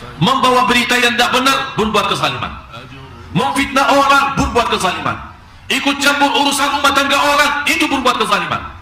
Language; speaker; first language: Malay; non-native, fluent; Arabic